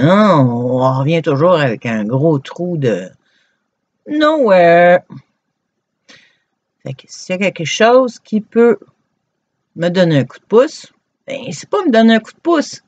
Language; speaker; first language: French; native; French